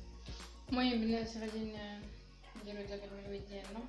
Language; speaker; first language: Arabic; native; Arabic